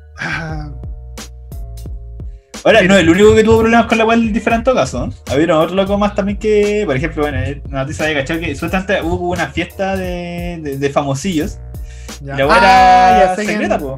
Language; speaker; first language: Spanish; native; Spanish